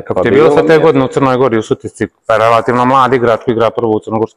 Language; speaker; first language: Bosnian; native; Bosnian